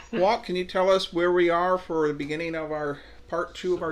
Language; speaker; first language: English; native; English